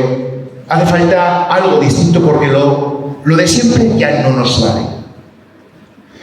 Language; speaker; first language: Spanish; native; Spanish